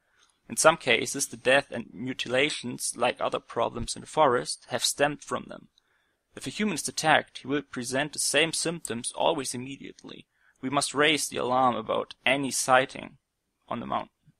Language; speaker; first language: English; non-native, fluent; German